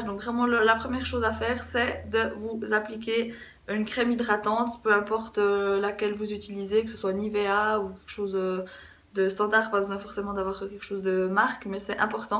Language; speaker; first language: French; native; French